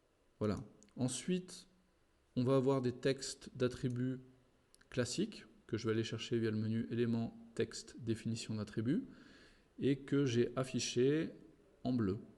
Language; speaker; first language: French; native; French